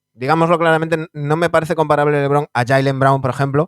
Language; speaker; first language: Spanish; native; Spanish